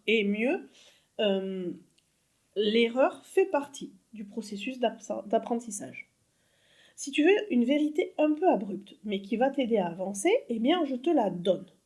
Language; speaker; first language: French; native; French